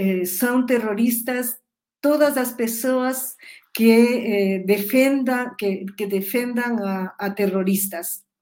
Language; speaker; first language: Portuguese; non-native, learner; Spanish